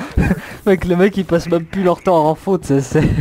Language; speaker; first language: French; native; French